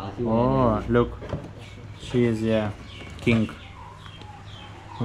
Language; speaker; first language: English; non-native, learner; Russian